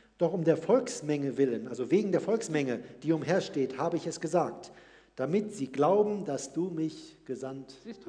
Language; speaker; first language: German; native; German